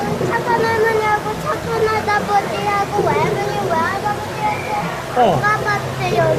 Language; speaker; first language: Korean; early bilingual, heritage; Korean